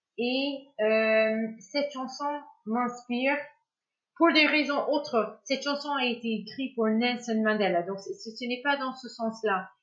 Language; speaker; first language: French; non-native, fluent; English